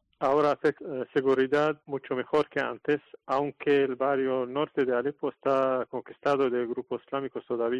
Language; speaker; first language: Spanish; non-native, learner; Arabic